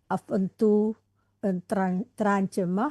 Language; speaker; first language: Dutch; non-native, fluent; Indonesian